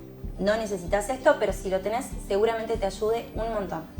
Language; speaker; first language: Spanish; native; Spanish